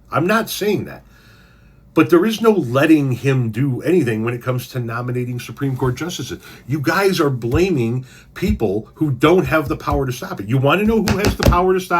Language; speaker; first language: English; native; English